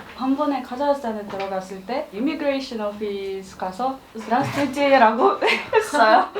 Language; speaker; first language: Korean; non-native, learner; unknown